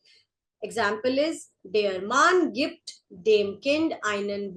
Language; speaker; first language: German; non-native, fluent; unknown